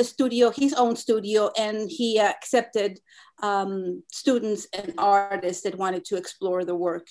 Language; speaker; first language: English; non-native, fluent; Spanish